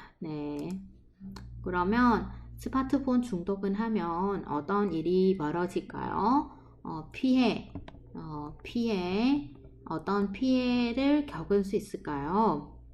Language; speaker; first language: Korean; non-native, fluent; Vietnamese